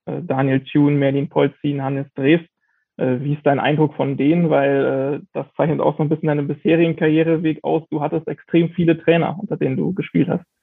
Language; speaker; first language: German; native; German